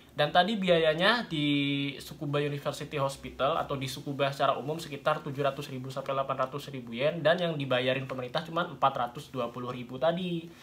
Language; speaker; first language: Indonesian; native; Indonesian